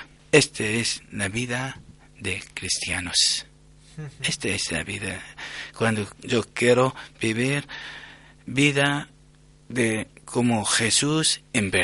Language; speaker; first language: Spanish; non-native, learner; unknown